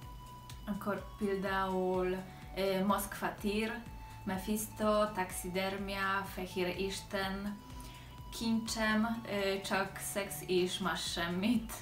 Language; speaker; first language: Hungarian; non-native, learner; Polish